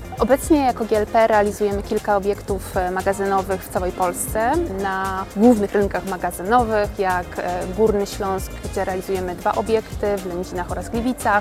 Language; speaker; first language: Polish; native; Polish